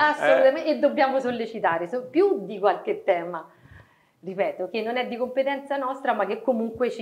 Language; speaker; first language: Italian; native; Italian